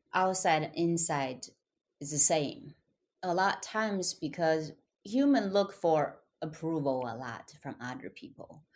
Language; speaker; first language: English; non-native, fluent; Chinese